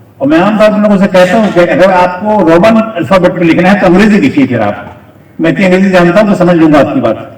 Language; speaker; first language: Urdu; native; Urdu